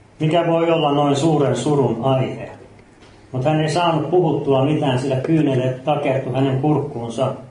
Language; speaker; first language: Finnish; native; Finnish